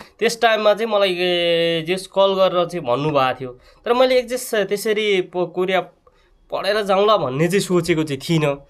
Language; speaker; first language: Nepali; native; Nepali